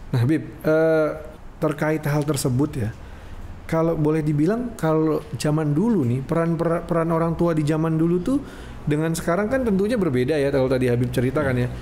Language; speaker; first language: Indonesian; native; Indonesian